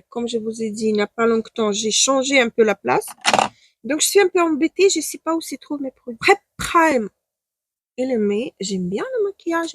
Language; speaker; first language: French; non-native, fluent; Ukrainian